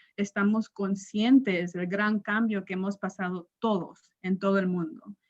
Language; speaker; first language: Spanish; early bilingual, other home language; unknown